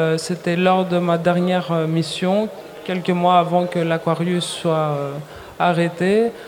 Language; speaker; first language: French; non-native, fluent; Greek